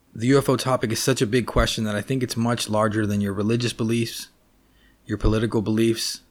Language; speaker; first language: English; native; English